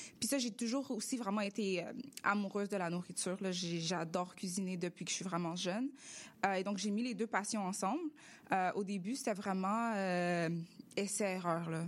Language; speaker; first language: French; early bilingual, other home language; Russian